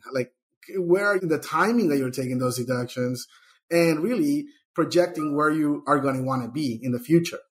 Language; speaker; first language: English; early bilingual, other home language; Spanish